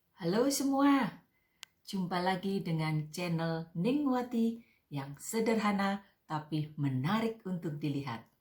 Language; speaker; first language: Indonesian; native; Indonesian